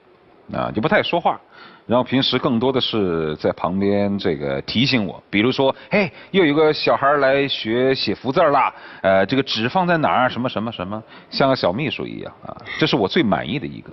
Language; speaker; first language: Chinese; native; Chinese